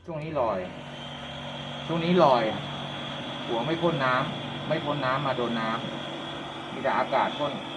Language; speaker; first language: Thai; native; Thai